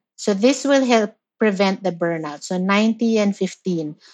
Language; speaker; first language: English; non-native, local second language; Filipino